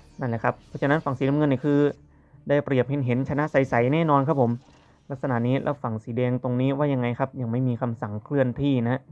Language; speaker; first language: Thai; native; Thai